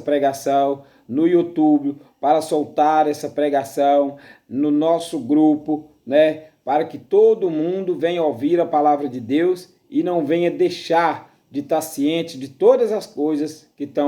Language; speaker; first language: Portuguese; native; Portuguese